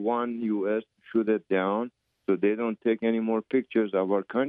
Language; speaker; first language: English; native; English